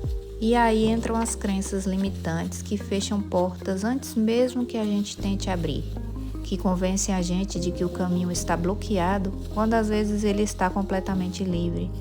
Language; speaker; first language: Portuguese; native; Portuguese